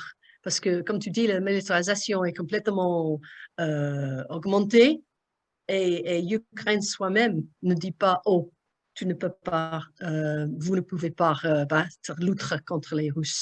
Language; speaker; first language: French; non-native, learner; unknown